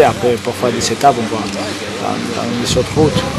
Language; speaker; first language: French; non-native, fluent; Spanish